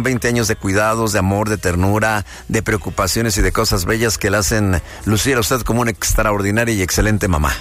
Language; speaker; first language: Spanish; native; Spanish